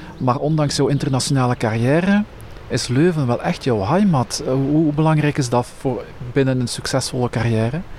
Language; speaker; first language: Dutch; native; Dutch